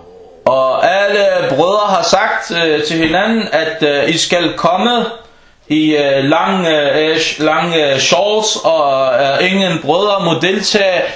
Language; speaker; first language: Danish; non-native, fluent; Arabic